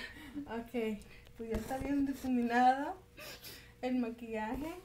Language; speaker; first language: Spanish; early bilingual, heritage; Spanish